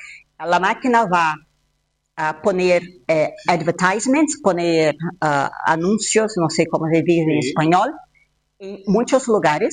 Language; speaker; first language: Spanish; non-native, fluent; Portuguese